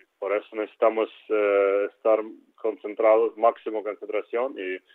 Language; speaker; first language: Spanish; non-native, learner; Ukrainian